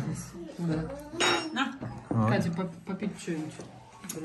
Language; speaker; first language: Russian; native; Russian